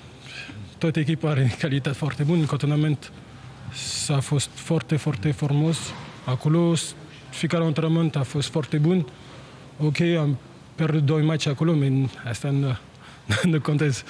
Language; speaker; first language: Romanian; non-native, learner; French